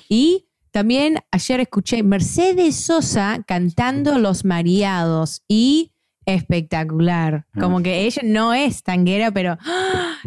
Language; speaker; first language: Spanish; non-native, fluent; English